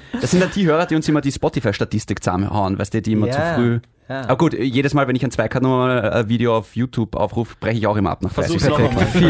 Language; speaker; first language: German; native; German